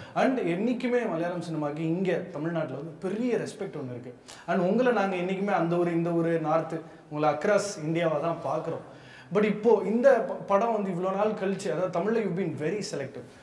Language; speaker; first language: Tamil; native; Tamil